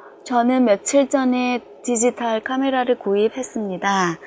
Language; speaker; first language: Korean; non-native, fluent; Vietnamese